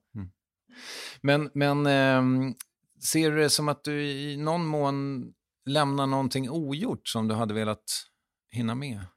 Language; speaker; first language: Swedish; native; Swedish